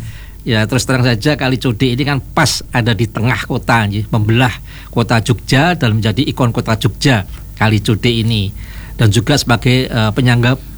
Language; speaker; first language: Indonesian; native; Indonesian